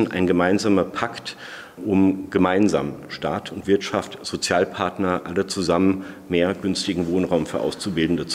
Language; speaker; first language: German; native; German